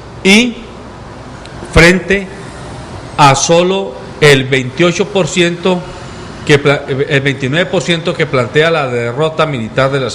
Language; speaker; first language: Spanish; native; Spanish